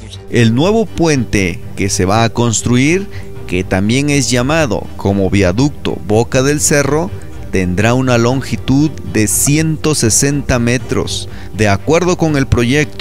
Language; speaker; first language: Spanish; native; Spanish